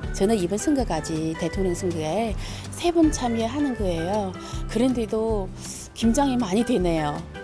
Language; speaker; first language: Korean; non-native, fluent; Chinese